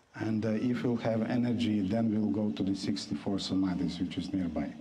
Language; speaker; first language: English; non-native, fluent; Romanian